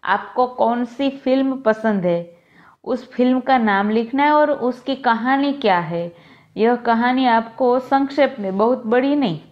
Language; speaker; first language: Hindi; non-native, local second language; Gujarati